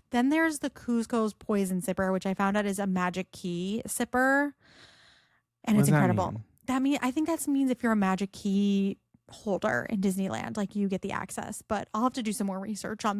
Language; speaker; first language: English; native; English